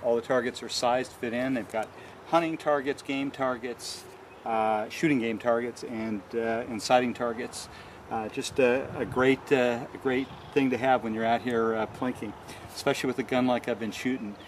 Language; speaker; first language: English; native; English